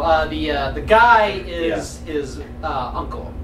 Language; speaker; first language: English; native; English